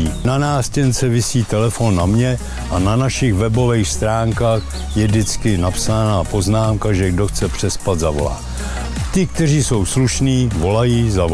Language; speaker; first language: Czech; native; Czech